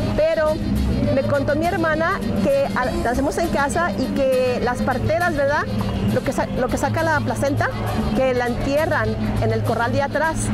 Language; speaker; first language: Spanish; early bilingual, heritage; Spanish